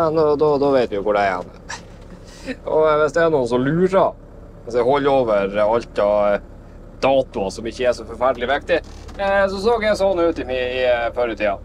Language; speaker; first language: Norwegian; native; Norwegian